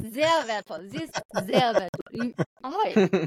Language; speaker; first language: German; non-native, fluent; English